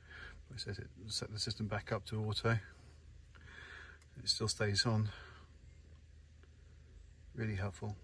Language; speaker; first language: English; native; English